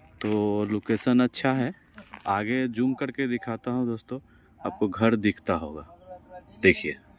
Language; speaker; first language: Hindi; native; Hindi